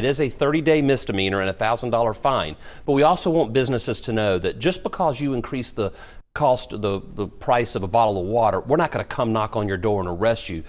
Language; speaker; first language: English; native; English